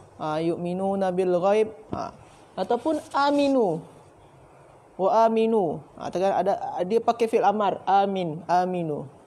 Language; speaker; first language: Malay; native; Malay